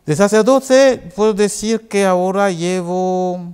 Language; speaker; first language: Spanish; non-native, fluent; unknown